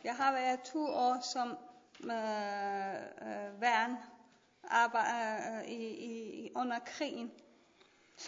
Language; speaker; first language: Danish; non-native, learner; Persian